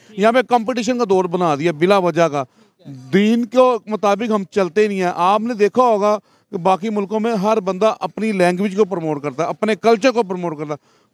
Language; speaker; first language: Urdu; non-native, local second language; Punjabi